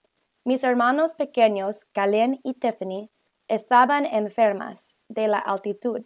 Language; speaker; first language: Spanish; non-native, learner; English